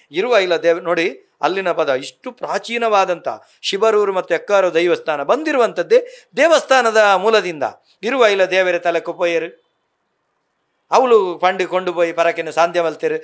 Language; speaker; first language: Kannada; non-native, local second language; Tulu